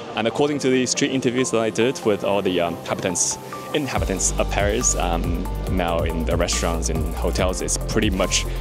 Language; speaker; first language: English; non-native, fluent; Chinese